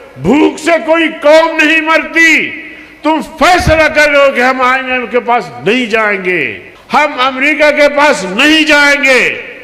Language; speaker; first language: Urdu; non-native, local second language; Brahui